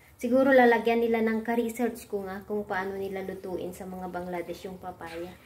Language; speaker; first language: Filipino; non-native, local second language; Iloko